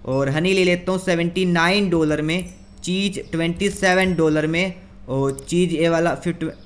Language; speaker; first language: Hindi; native; Hindi